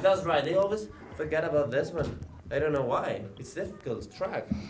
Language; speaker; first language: English; non-native, fluent; Spanish